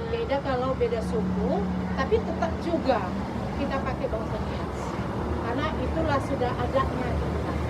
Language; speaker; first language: Indonesian; non-native, local second language; Nias